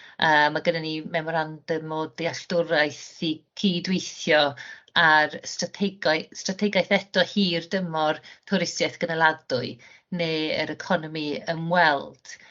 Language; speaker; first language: Welsh; native; Welsh